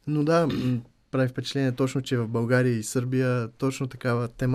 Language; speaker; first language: Bulgarian; native; Bulgarian